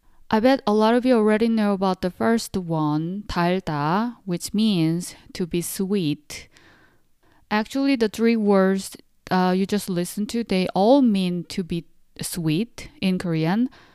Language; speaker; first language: English; non-native, fluent; Korean